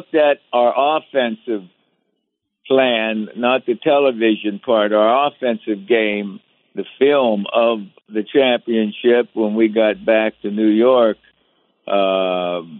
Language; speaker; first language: English; native; English